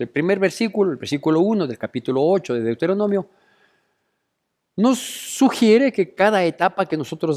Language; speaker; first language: Spanish; native; Spanish